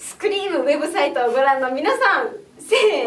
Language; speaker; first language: Japanese; native; Japanese